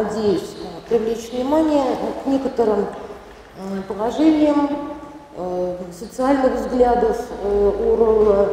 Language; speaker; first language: Russian; native; Russian